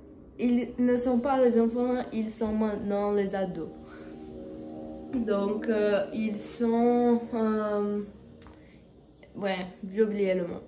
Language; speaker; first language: French; non-native, learner; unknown